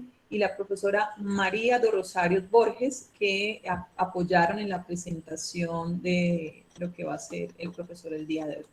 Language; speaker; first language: Spanish; native; Spanish